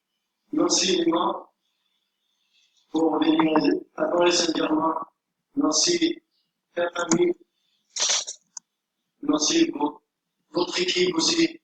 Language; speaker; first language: French; non-native, learner; Arabic